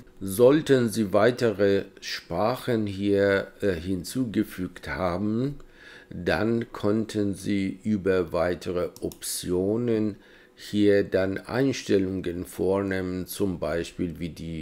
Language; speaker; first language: German; non-native, fluent; Persian